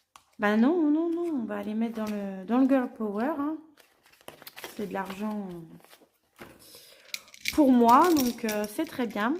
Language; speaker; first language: French; native; French